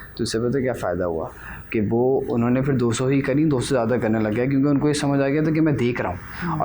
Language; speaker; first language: Urdu; native; Urdu